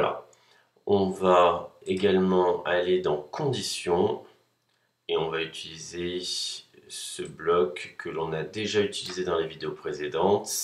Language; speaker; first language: French; native; French